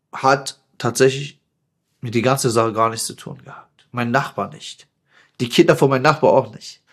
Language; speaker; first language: German; non-native, fluent; Persian